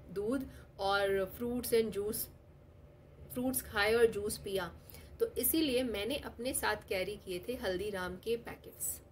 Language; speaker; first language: Hindi; non-native, local second language; Telugu